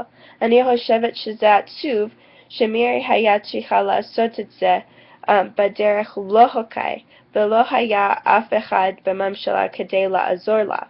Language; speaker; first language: Hebrew; non-native, learner; English